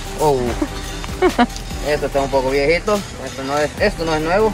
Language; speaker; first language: Spanish; non-native, fluent; Japanese